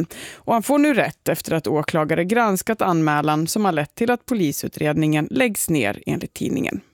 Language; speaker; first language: Swedish; native; Swedish